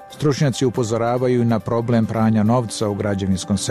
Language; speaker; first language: Croatian; native; Croatian